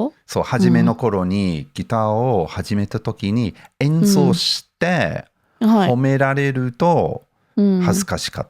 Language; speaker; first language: Japanese; non-native, learner; English